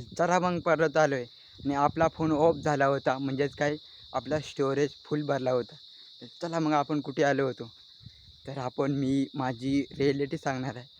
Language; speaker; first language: Marathi; non-native, local second language; Gondi